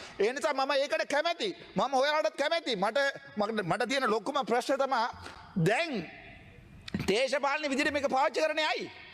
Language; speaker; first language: Sinhala; non-native, local second language; Tamil